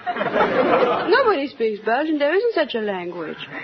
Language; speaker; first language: English; non-native, fluent; French